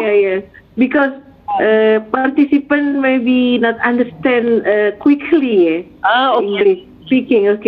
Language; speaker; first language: English; non-native, learner; Indonesian